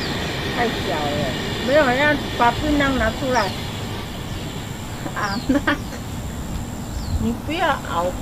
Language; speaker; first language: Chinese; non-native, local second language; Amis